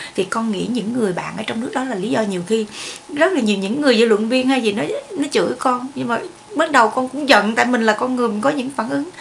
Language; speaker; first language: Vietnamese; native; Vietnamese